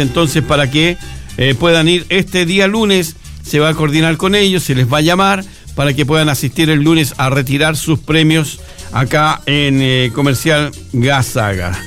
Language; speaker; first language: Spanish; native; Spanish